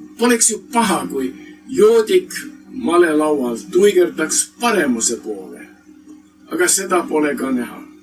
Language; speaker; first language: Estonian; early bilingual, heritage; Estonian